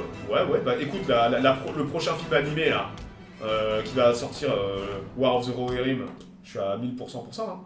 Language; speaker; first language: French; native; French